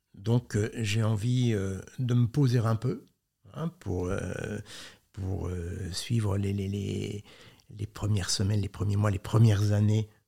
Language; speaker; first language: French; native; French